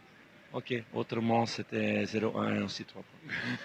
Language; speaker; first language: French; non-native, fluent; Dutch